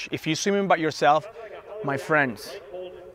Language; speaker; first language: English; non-native, fluent; Spanish